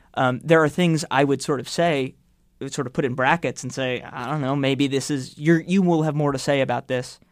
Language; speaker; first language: English; native; English